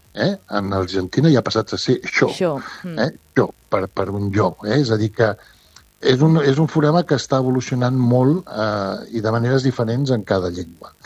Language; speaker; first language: Catalan; native; Catalan